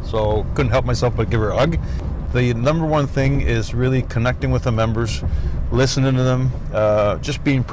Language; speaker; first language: English; non-native, local second language; French